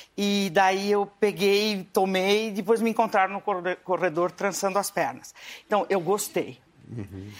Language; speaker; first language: Portuguese; native; Portuguese